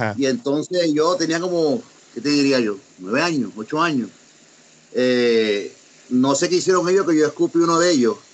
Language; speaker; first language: Spanish; native; Spanish